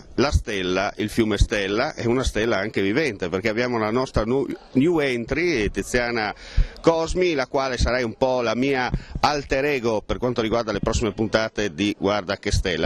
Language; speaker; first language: Italian; native; Italian